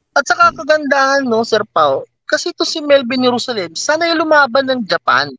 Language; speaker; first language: Filipino; native; Filipino